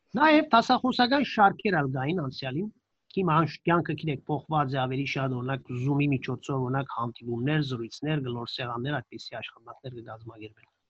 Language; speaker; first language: Armenian; early bilingual, heritage; Armenian